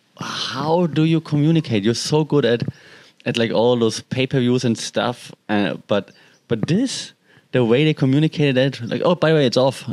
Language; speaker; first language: English; non-native, fluent; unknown